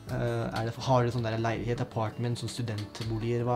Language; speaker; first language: Norwegian; native; Norwegian